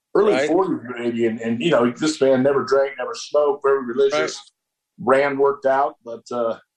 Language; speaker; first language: English; native; English